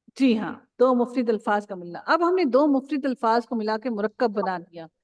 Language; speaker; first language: Urdu; native; Urdu